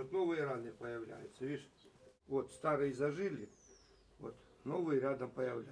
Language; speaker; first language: Russian; native; Russian